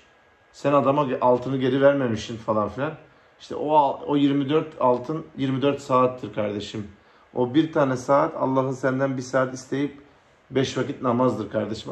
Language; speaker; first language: Turkish; native; Turkish